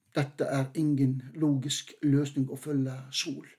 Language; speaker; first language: Norwegian; non-native, fluent; Arabic